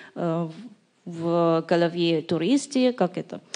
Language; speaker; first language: Russian; non-native, learner; Indonesian